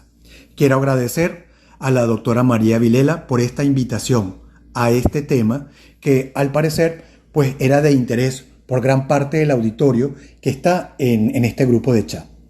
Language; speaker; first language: Spanish; native; Spanish